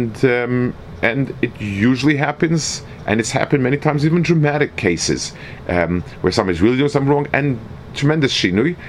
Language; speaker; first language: English; native; English